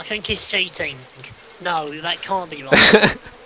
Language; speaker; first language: English; native; English